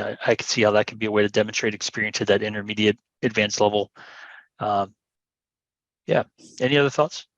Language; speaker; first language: English; native; English